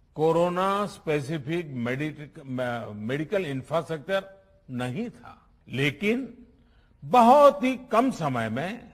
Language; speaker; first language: Hindi; non-native, local second language; Gujarati